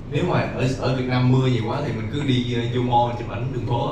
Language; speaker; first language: Vietnamese; native; Vietnamese